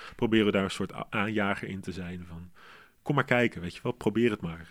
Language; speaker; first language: Dutch; native; Dutch